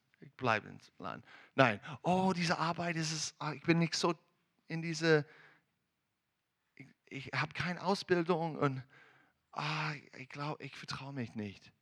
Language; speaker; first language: German; non-native, learner; English